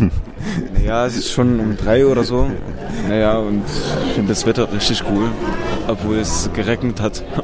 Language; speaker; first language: German; non-native, learner; Arabic